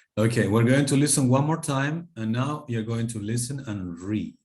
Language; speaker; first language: English; non-native, fluent; Spanish